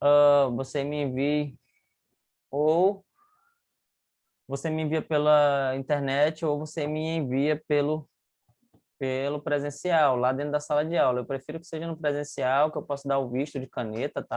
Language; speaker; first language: Portuguese; native; Portuguese